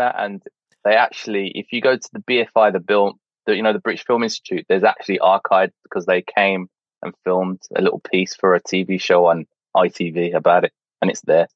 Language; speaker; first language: English; native; English